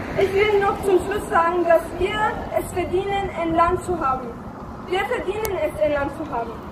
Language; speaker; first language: German; early bilingual, other home language; Arabic